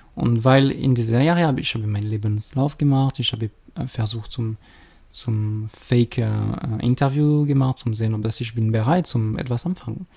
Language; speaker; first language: German; non-native, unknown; French